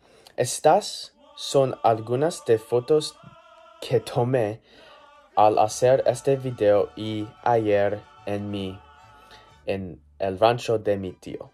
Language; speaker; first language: Spanish; non-native, learner; English